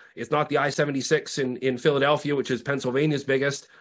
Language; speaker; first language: English; native; English